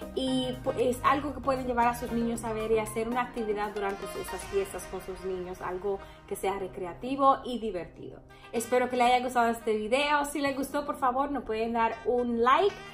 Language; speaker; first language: Spanish; early bilingual, heritage; Spanish